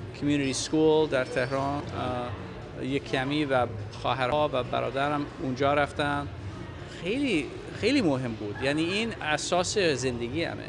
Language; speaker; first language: Persian; non-native, fluent; English